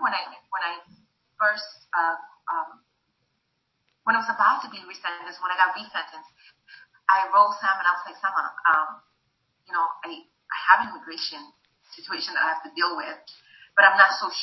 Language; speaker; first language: English; non-native, fluent; Spanish